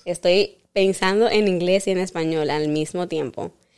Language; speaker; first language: Spanish; early bilingual, heritage; Spanish